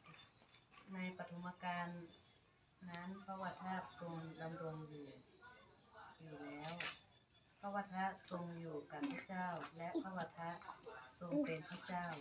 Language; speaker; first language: Thai; non-native, local second language; Hmong